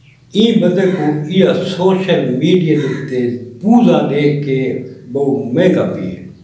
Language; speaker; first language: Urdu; non-native, local second language; Saraiki